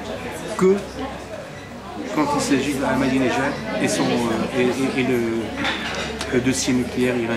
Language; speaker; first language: French; non-native, fluent; Persian